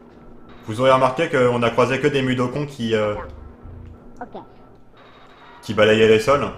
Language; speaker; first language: French; native; French